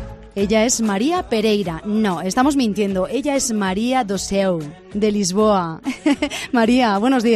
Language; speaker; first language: Spanish; native; Spanish